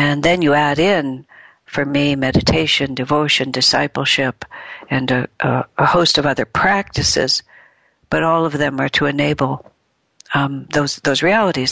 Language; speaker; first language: English; native; English